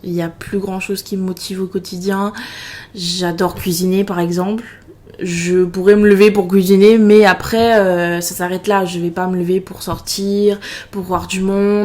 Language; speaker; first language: French; native; French